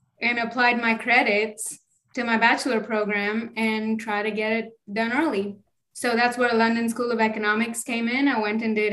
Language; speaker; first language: English; non-native, local second language; Kannada